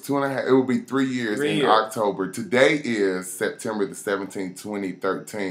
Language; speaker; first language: English; native; English